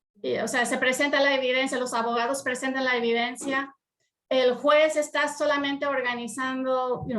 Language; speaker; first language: Spanish; early bilingual, heritage; Spanish